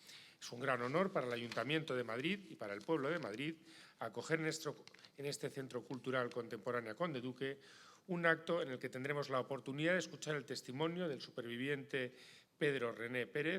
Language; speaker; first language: Spanish; native; Spanish